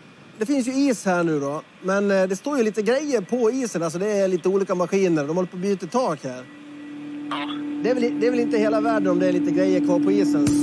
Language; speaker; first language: Swedish; native; Swedish